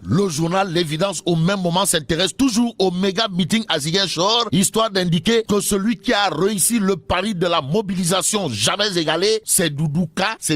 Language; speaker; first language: French; non-native, local second language; Wolof